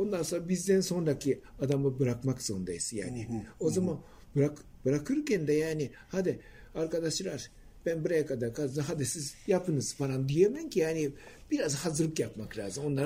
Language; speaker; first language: Turkish; non-native, fluent; Japanese